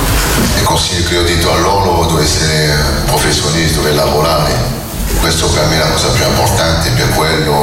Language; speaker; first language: Italian; non-native, learner; French